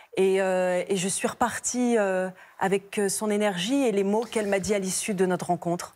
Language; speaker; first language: French; native; French